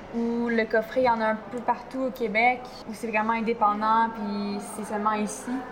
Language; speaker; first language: French; native; French